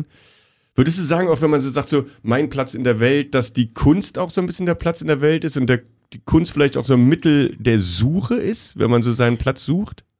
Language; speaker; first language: German; native; German